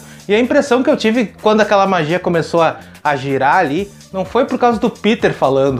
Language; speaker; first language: Portuguese; native; Portuguese